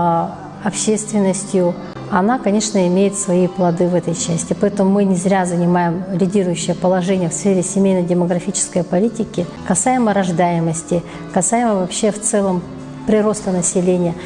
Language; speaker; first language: Russian; native; Russian